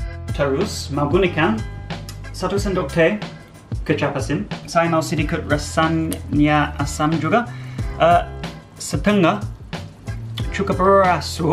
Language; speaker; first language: Indonesian; non-native, learner; English